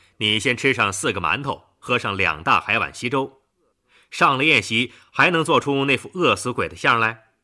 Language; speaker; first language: Chinese; native; Chinese